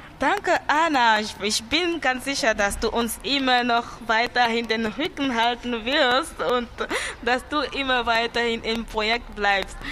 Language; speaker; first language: German; non-native, fluent; French